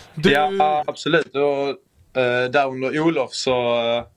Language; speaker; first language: Swedish; native; Swedish